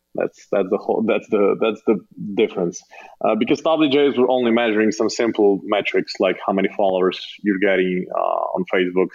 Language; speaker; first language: English; non-native, fluent; Slovenian